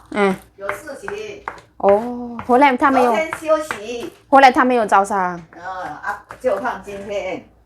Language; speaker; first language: Chinese; non-native, learner; Javanese